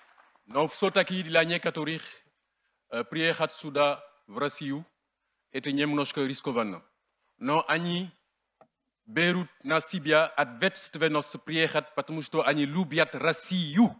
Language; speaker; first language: Russian; non-native, fluent; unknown